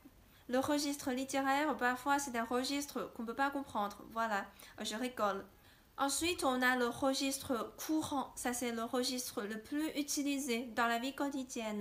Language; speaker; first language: French; non-native, fluent; Chinese